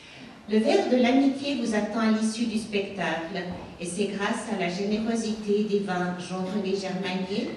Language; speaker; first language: French; native; French